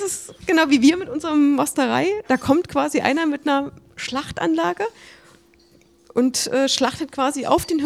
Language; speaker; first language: German; native; German